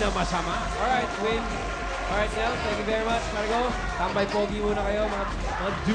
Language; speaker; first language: Filipino; native; Filipino